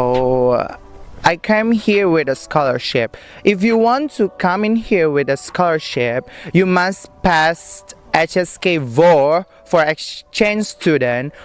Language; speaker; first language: English; non-native, learner; Indonesian